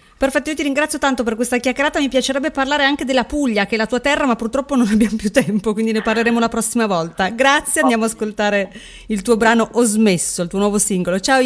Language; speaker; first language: Italian; native; Italian